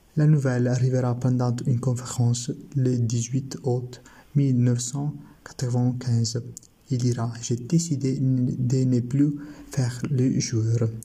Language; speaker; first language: French; non-native, learner; Italian